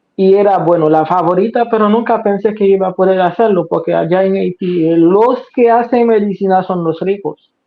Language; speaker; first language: Spanish; non-native, fluent; Haitian Creole